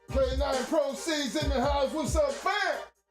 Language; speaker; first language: English; native; English